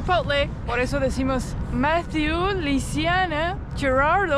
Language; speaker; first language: Spanish; native; Spanish